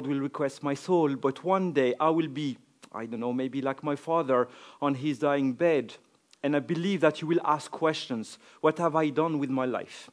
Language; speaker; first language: English; non-native, fluent; French